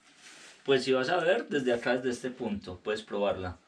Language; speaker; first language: Spanish; native; Spanish